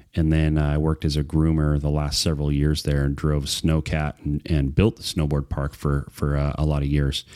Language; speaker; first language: English; native; English